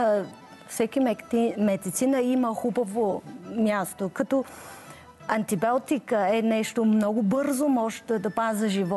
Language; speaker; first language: Bulgarian; non-native, learner; Chinese